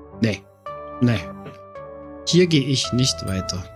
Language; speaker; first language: German; native; German